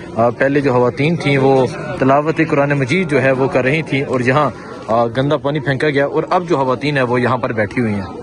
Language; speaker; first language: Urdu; native; Urdu